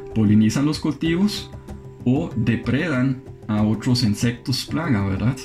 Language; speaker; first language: Spanish; non-native, fluent; German